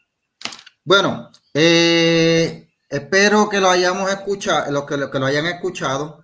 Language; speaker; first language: Spanish; native; Spanish